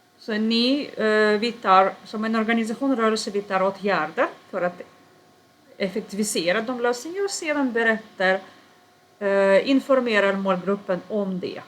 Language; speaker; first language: Swedish; non-native, fluent; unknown